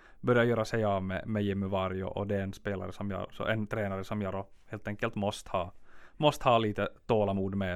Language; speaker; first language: Swedish; native; Swedish